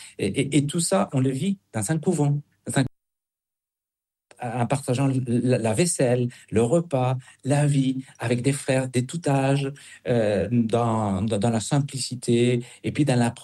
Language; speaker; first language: French; non-native, fluent; Spanish